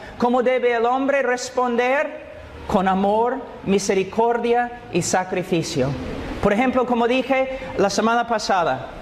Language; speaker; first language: Spanish; non-native, fluent; English